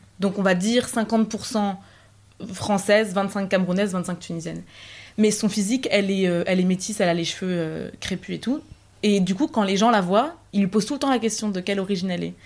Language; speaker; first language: French; native; French